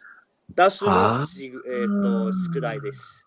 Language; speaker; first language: Japanese; non-native, learner; Spanish